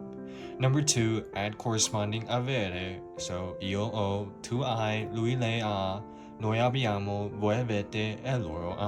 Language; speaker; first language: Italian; non-native, learner; English